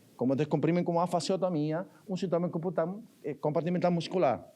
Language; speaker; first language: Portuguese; non-native, learner; Spanish